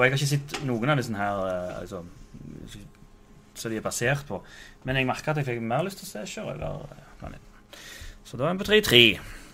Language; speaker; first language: Norwegian; native; Norwegian